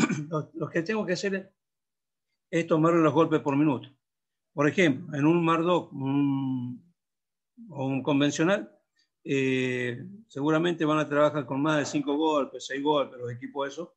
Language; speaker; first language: Spanish; native; Spanish